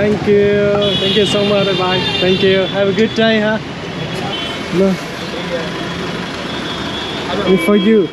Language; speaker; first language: English; non-native, learner; Vietnamese